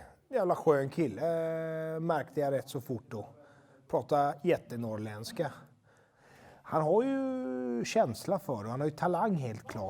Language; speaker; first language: Swedish; native; Swedish